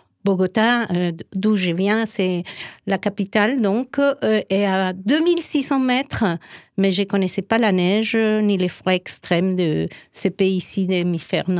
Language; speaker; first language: French; non-native, fluent; Spanish